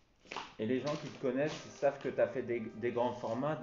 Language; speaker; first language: French; native; French